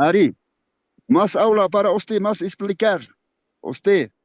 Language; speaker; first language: Spanish; non-native, local second language; Quechua